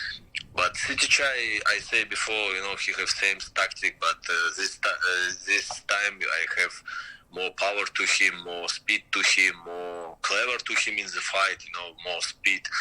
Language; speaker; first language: English; non-native, learner; Russian